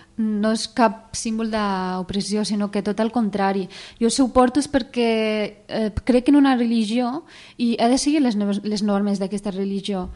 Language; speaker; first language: Catalan; early bilingual, other home language; Arabic